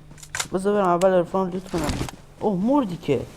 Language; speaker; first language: Turkish; non-native, learner; Persian